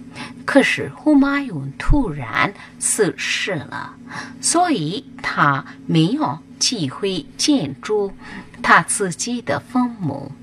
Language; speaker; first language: Chinese; non-native, fluent; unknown